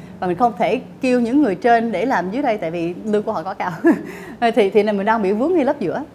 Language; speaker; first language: Vietnamese; early bilingual, heritage; Vietnamese